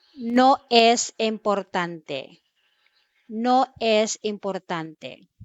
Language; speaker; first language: Spanish; non-native, fluent; Filipino